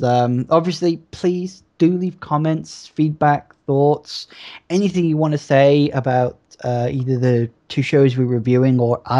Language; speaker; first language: English; native; English